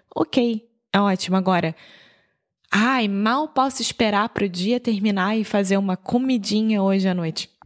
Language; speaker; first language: Portuguese; native; Portuguese